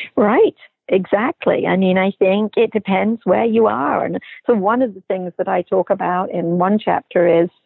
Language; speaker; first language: English; native; English